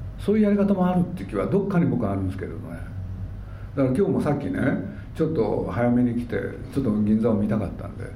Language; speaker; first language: Japanese; native; Japanese